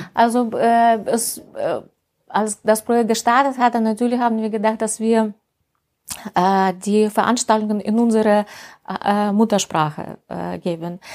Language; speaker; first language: German; non-native, fluent; Russian